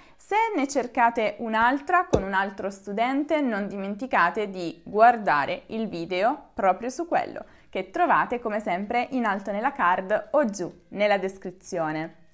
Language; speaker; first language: Italian; native; Italian